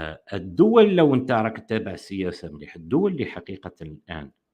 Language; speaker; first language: Arabic; native; Arabic